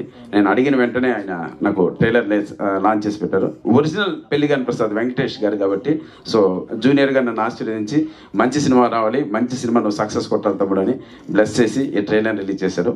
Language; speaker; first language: Telugu; native; Telugu